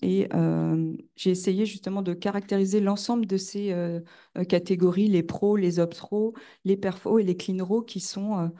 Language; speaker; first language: French; native; French